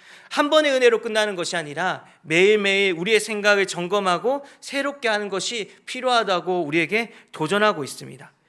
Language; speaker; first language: Korean; native; Korean